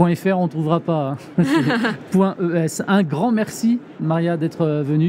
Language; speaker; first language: French; native; French